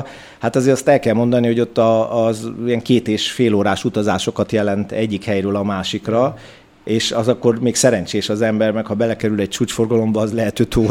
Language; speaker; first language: Hungarian; native; Hungarian